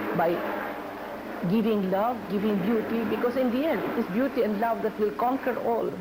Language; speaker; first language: English; non-native, local second language; Filipino